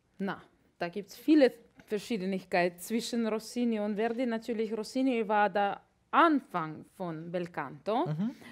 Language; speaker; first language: German; non-native, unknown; Latvian